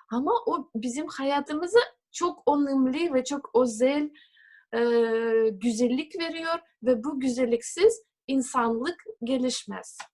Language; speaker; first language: Turkish; non-native, fluent; Russian